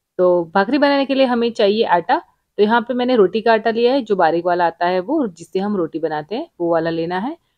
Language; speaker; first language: Hindi; non-native, local second language; Gujarati